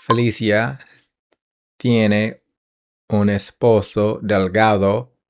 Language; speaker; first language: Spanish; non-native, learner; English